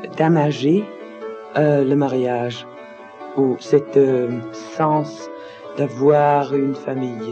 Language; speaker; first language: French; non-native, learner; Danish